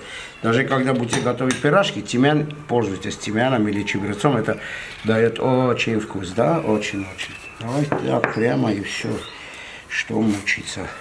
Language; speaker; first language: Russian; non-native, fluent; Armenian